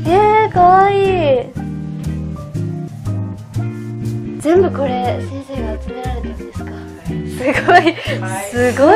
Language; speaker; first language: Japanese; native; Japanese